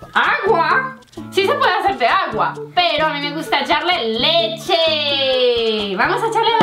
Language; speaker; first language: Spanish; native; Spanish